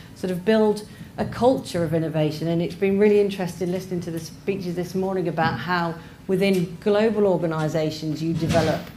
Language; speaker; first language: English; native; English